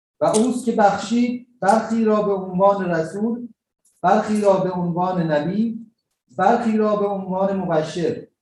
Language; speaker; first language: Persian; native; Persian